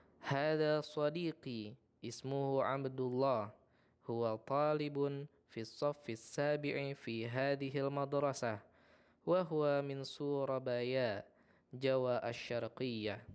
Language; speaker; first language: Arabic; non-native, fluent; Indonesian